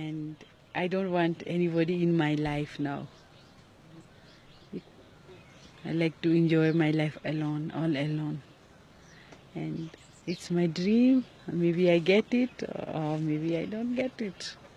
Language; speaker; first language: English; non-native, local second language; Hindi